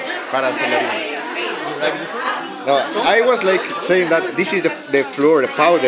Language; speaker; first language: English; non-native, fluent; Spanish